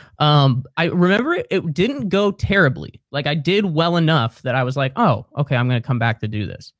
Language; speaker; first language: English; native; English